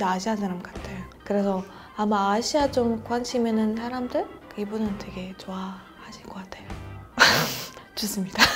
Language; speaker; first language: Korean; non-native, fluent; Russian